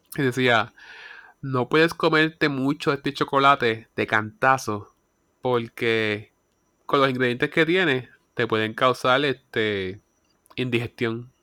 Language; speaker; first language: Spanish; native; Spanish